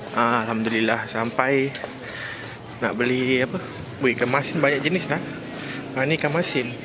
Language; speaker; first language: Malay; non-native, fluent; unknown